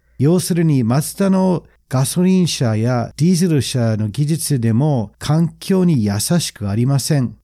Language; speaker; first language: Japanese; non-native, fluent; English